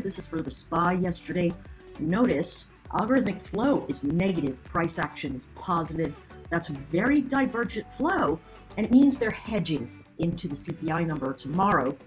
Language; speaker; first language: English; native; English